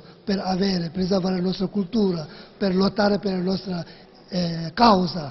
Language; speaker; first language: Italian; non-native, learner; Tibetan